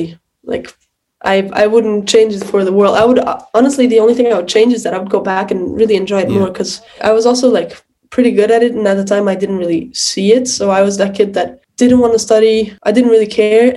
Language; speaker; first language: English; non-native, fluent; Portuguese